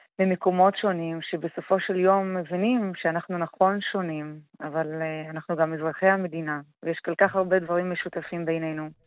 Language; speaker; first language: Hebrew; non-native, local second language; Arabic